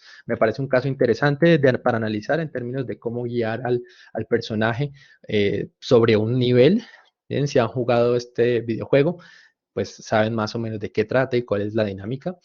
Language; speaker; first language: Spanish; native; Spanish